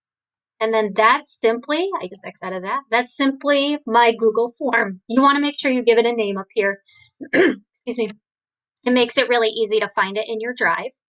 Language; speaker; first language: English; native; English